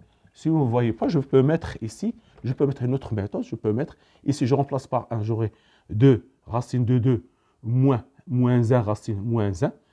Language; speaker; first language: French; non-native, local second language; Arabic